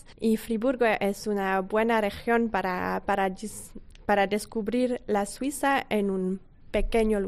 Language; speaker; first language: Spanish; non-native, fluent; French